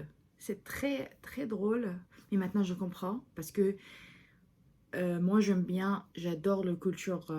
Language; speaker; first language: French; non-native, fluent; English